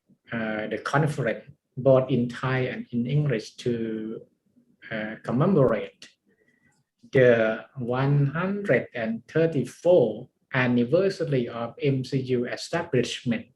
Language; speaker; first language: English; non-native, learner; Thai